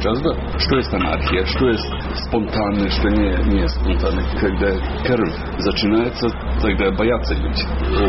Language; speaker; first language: Russian; non-native, learner; Serbian